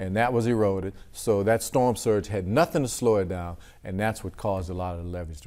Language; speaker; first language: English; native; English